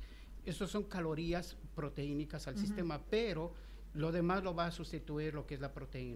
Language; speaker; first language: Spanish; native; Spanish